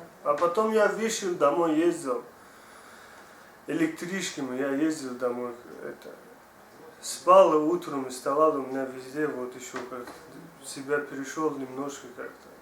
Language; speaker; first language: Russian; non-native, learner; Tajik